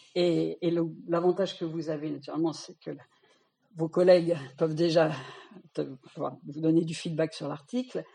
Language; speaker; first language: French; native; French